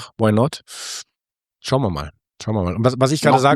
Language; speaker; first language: German; native; German